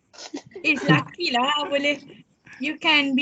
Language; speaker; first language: English; non-native, local second language; Malay